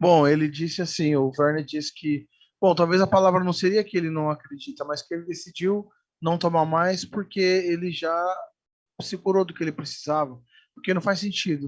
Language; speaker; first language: Portuguese; native; Portuguese